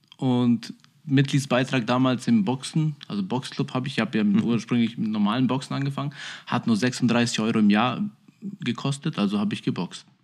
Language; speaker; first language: German; early bilingual, other home language; Albanian